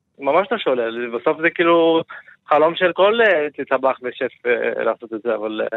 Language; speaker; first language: Hebrew; non-native, fluent; Turkish